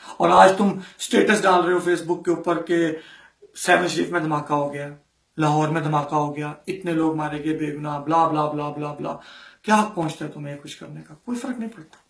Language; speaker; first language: Urdu; native; Urdu